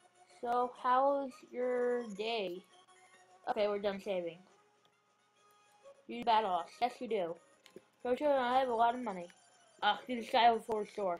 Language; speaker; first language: English; native; English